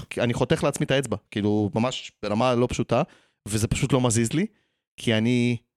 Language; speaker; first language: Hebrew; early bilingual, other home language; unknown